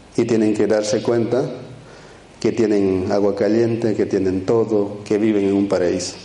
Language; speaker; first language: Spanish; early bilingual, other home language; Quechua